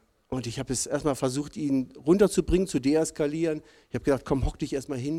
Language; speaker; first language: German; native; German